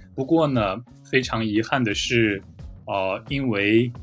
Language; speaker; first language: Chinese; native; Chinese